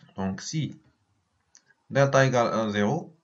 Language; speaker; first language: French; non-native, local second language; Arabic